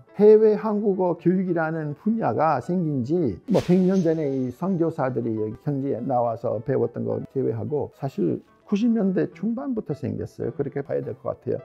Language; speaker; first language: Korean; non-native, fluent; English